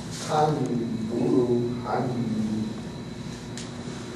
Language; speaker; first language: Chinese; non-native, learner; Korean